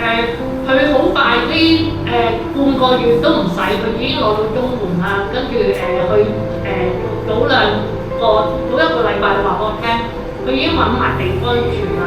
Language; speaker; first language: Cantonese; native; Cantonese